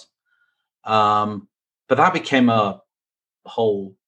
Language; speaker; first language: English; native; English